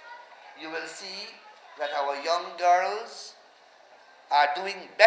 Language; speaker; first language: English; native; English